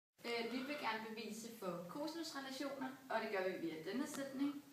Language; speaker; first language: Danish; native; Danish